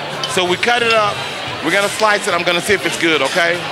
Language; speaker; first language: English; native; English